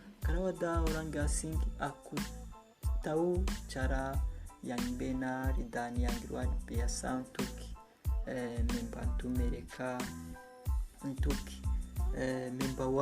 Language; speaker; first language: Indonesian; non-native, fluent; Kinyarwanda